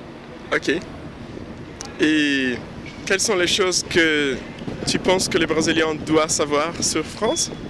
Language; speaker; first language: French; non-native, fluent; Portuguese